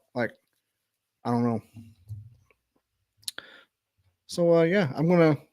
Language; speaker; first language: English; native; English